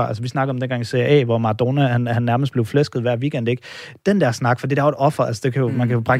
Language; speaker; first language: Danish; native; Danish